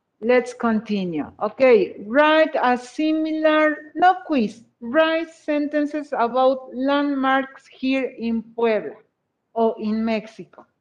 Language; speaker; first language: English; non-native, fluent; Spanish